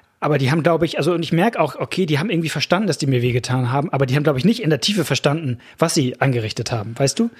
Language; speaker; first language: German; native; German